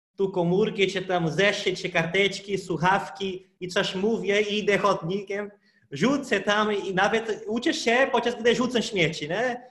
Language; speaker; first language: Polish; non-native, fluent; Portuguese